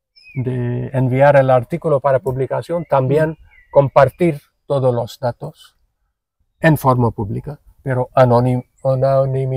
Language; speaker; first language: Spanish; non-native, fluent; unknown